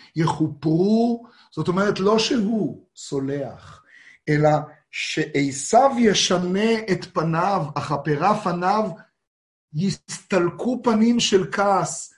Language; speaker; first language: Hebrew; native; Hebrew